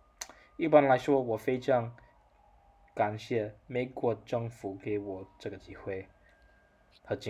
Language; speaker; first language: Chinese; non-native, learner; English